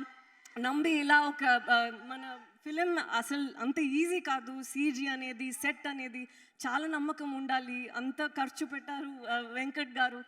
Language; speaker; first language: Telugu; non-native, fluent; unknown